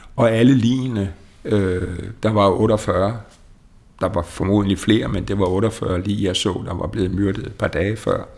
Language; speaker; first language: Danish; native; Danish